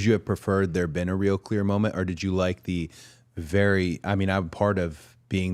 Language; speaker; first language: English; native; English